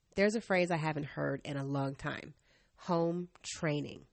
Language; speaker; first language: English; native; English